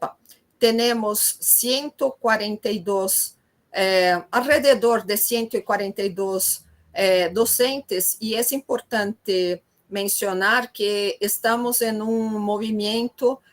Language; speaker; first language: Spanish; non-native, fluent; Portuguese